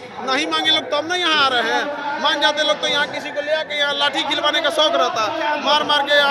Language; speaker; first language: Hindi; non-native, local second language; Bhojpuri